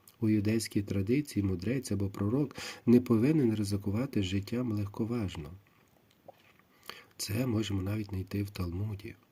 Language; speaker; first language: Ukrainian; native; Ukrainian